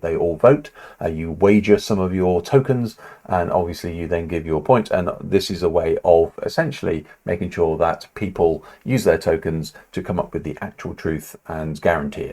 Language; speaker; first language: English; native; English